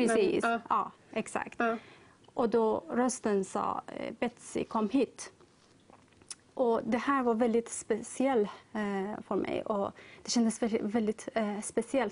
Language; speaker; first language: Swedish; non-native, learner; Persian